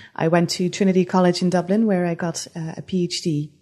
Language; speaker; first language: English; non-native, fluent; Dutch